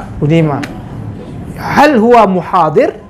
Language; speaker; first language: Arabic; non-native, fluent; Indonesian